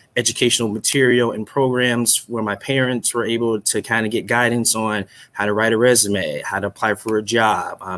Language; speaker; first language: English; native; English